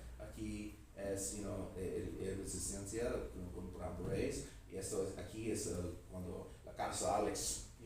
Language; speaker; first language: Spanish; non-native, learner; English